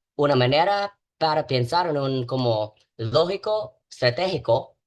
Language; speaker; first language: Spanish; non-native, learner; English